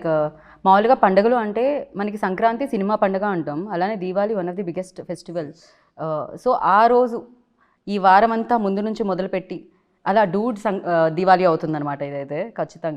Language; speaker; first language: Telugu; native; Telugu